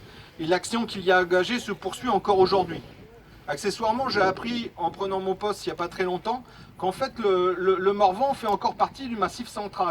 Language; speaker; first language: French; native; French